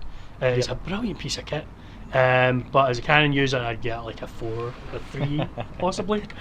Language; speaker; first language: English; native; English